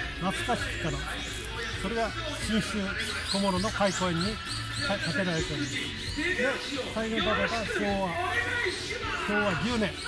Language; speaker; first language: Japanese; native; Japanese